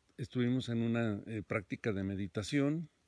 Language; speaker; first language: Spanish; native; Spanish